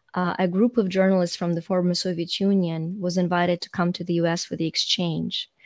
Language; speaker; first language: English; non-native, fluent; Ukrainian